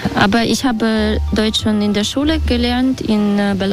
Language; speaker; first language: German; non-native, learner; Russian